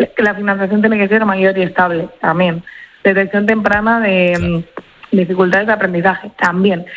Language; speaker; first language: Spanish; native; Spanish